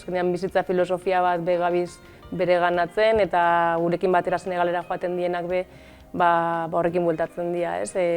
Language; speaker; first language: Basque; native; Basque